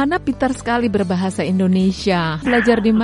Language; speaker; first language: Indonesian; native; Indonesian